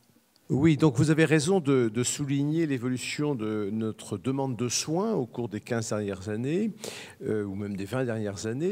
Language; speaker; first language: French; native; French